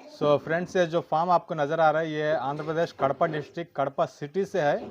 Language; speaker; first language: Hindi; non-native, local second language; Telugu